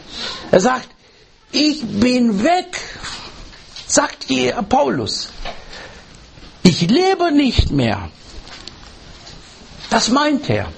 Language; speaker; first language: German; non-native, learner; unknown